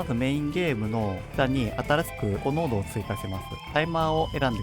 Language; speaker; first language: Japanese; native; Japanese